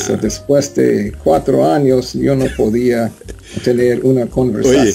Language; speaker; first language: Spanish; non-native, learner; English